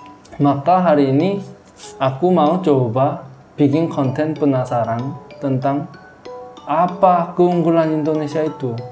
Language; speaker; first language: Indonesian; non-native, fluent; Korean